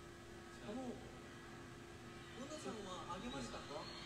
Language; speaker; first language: Japanese; non-native, learner; Korean